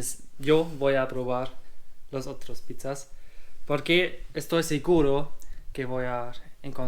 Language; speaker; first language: Spanish; non-native, learner; German